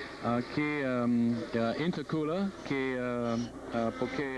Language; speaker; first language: Portuguese; non-native, learner; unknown